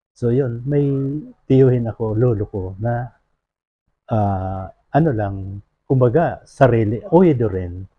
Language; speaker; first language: Filipino; non-native, local second language; Bikol